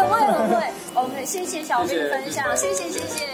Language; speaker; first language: Chinese; native; Chinese